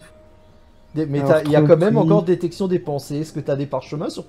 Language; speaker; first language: French; native; French